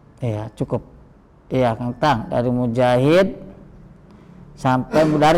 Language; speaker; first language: Indonesian; native; Indonesian